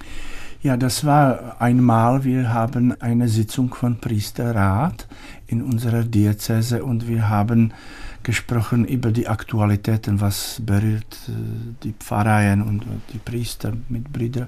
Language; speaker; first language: German; non-native, learner; Czech